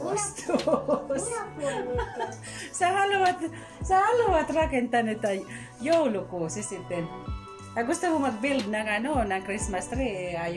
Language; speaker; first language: Finnish; non-native, learner; Filipino